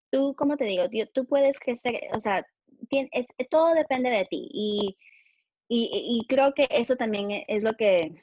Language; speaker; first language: Spanish; early bilingual, heritage; Spanish